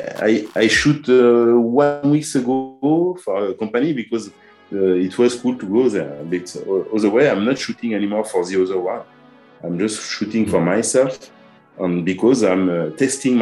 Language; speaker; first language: English; non-native, learner; French